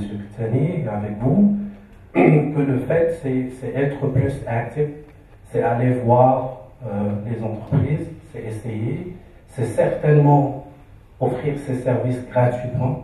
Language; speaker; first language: French; non-native, local second language; Arabic